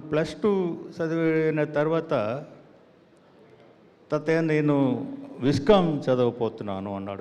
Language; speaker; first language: Telugu; non-native, learner; Tamil